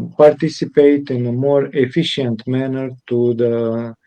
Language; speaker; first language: English; non-native, fluent; Romanian